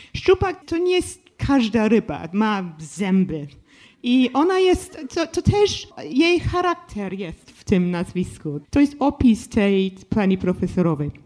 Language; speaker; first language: Polish; non-native, fluent; English